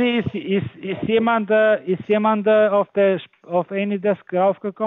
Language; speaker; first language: German; non-native, fluent; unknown